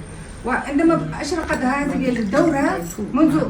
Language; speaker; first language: Arabic; non-native, fluent; Kazakh